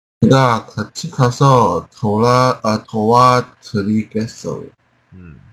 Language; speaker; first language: Korean; non-native, learner; Chinese